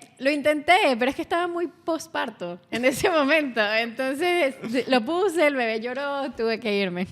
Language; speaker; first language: Spanish; native; Spanish